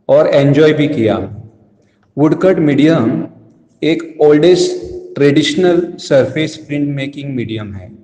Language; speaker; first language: Hindi; non-native, local second language; Konkani